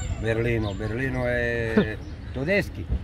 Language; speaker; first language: Italian; non-native, learner; Serbian